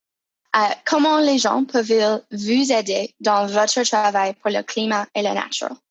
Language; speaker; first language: French; non-native, fluent; English